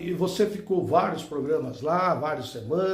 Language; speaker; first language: Portuguese; native; Portuguese